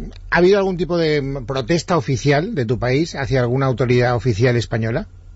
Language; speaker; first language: Spanish; native; Spanish